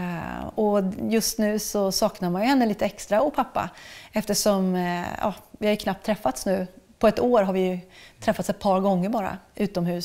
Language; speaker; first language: Swedish; native; Swedish